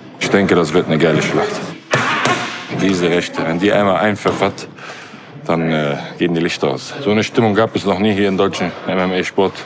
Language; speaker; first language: German; native; German